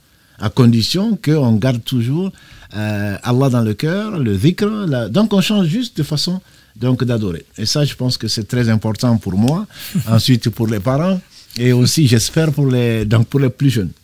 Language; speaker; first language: French; native; French